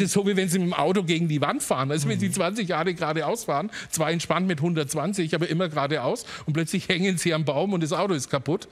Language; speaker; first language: German; native; German